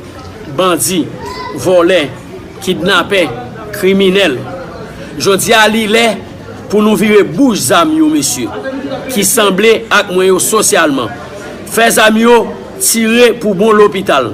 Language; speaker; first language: Haitian Creole; native; Haitian Creole